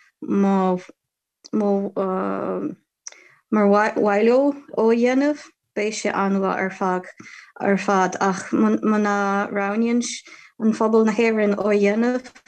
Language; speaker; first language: Irish; non-native, fluent; Ukrainian